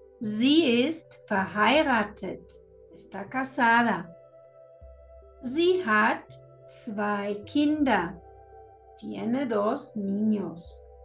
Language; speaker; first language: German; non-native, fluent; Spanish